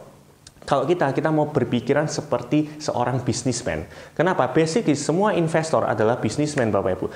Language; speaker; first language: Indonesian; native; Indonesian